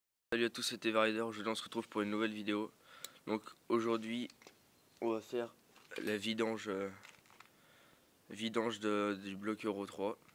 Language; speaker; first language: French; native; French